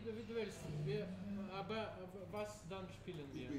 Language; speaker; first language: German; non-native, learner; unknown